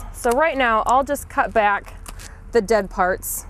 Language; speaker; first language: English; native; English